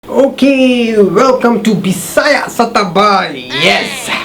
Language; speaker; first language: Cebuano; non-native, learner; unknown